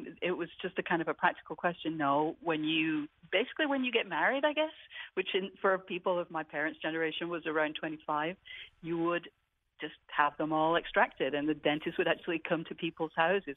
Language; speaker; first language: English; native; English